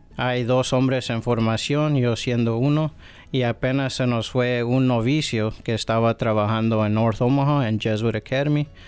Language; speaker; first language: Spanish; early bilingual, heritage; Spanish